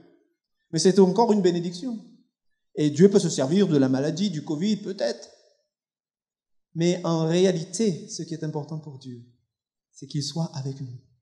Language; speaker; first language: French; native; French